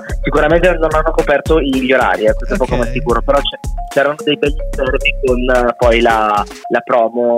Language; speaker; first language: Italian; native; Italian